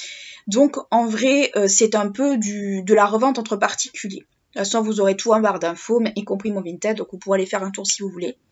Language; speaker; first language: French; native; French